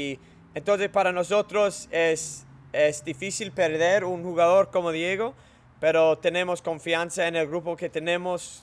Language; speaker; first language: Spanish; non-native, fluent; English